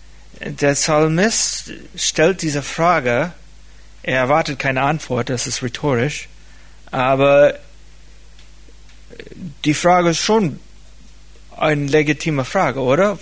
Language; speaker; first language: German; non-native, fluent; English